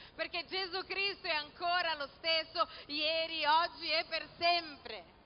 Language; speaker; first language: Italian; non-native, fluent; Portuguese